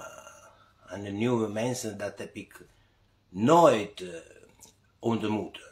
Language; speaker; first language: Dutch; non-native, learner; Italian